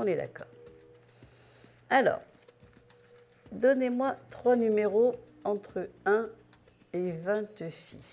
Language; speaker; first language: French; native; French